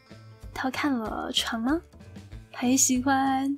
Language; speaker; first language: Chinese; native; Chinese